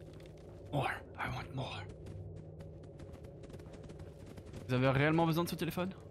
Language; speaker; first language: French; native; French